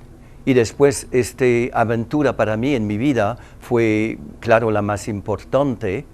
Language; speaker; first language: Spanish; non-native, learner; French